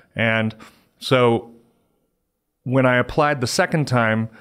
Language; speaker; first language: English; native; English